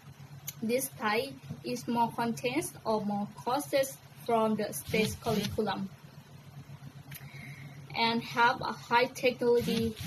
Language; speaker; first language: English; non-native, learner; Thai